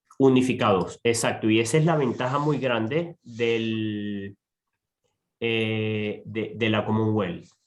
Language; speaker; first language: Spanish; native; Spanish